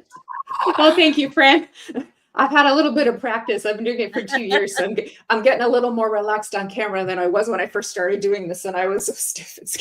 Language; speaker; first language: English; native; English